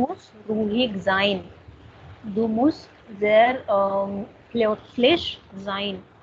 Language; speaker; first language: German; non-native, fluent; Hindi